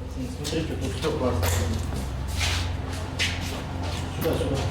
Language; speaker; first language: Russian; native; Russian